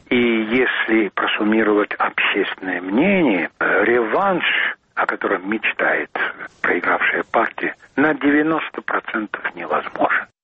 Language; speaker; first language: Russian; non-native, local second language; Georgian